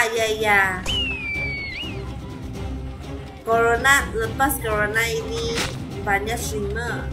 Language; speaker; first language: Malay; non-native, local second language; Cantonese